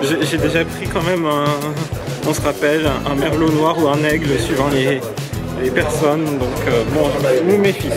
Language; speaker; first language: French; native; French